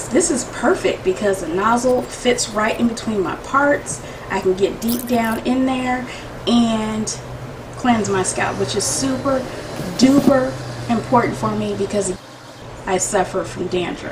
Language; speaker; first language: English; native; English